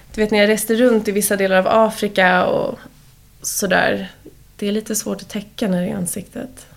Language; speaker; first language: Swedish; early bilingual, heritage; Swedish